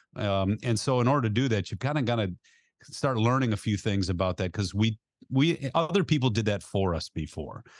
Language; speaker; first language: English; native; English